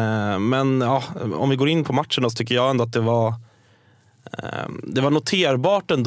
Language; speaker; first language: Swedish; native; Swedish